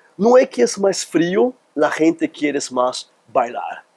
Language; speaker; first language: Spanish; non-native, learner; Portuguese